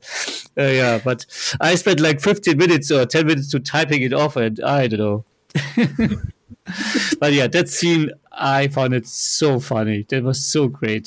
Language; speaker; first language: English; non-native, fluent; German